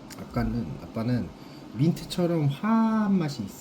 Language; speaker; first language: Korean; native; Korean